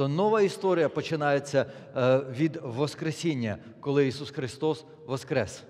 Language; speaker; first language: Polish; non-native, learner; Ukrainian